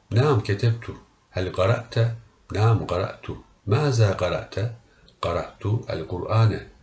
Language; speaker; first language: Arabic; non-native, learner; Turkish